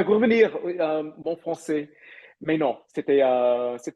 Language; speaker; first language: French; non-native, fluent; English